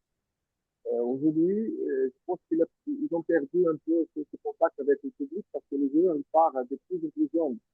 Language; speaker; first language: French; non-native, fluent; Portuguese